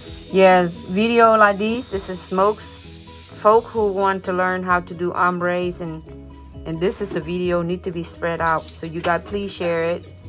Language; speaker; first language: English; non-native, fluent; Vietnamese